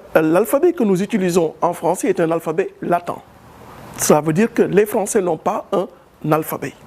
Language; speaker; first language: French; non-native, local second language; Wolof